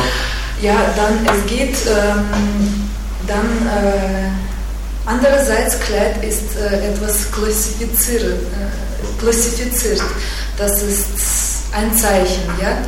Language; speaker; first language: German; non-native, fluent; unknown